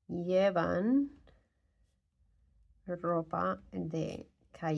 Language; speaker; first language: Spanish; non-native, fluent; English